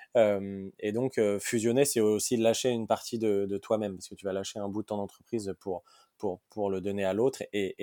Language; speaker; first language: French; native; French